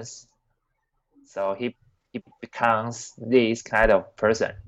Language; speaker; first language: English; non-native, learner; Chinese